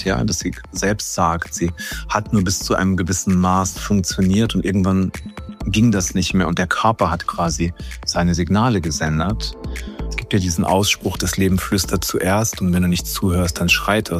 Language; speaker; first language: German; native; German